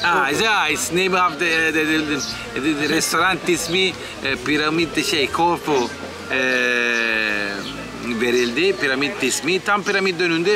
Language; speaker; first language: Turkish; non-native, fluent; Italian